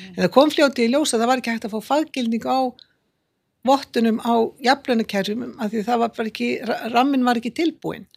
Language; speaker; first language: Icelandic; native; Icelandic